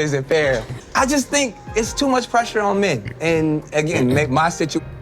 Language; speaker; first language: English; native; English